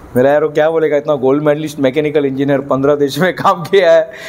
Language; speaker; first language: Hindi; non-native, local second language; Marathi